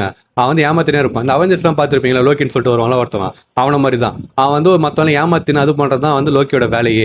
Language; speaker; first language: Tamil; native; Tamil